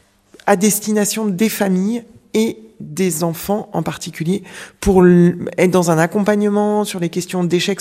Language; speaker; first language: French; native; French